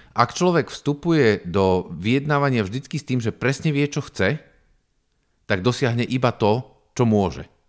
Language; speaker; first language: Slovak; native; Slovak